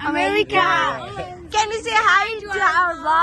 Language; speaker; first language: English; non-native, learner; Nepali